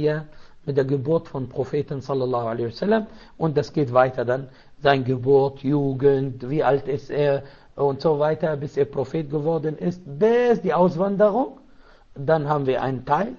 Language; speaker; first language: German; non-native, fluent; Arabic